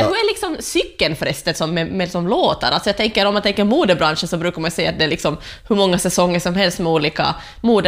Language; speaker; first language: Swedish; native; Swedish